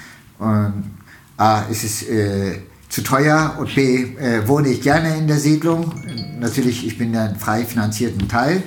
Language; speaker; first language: German; non-native, fluent; Turkish